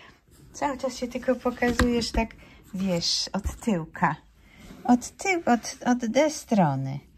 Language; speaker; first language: Polish; native; Polish